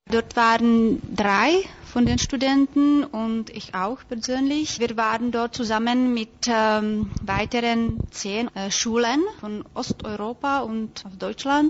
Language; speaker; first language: German; non-native, fluent; Czech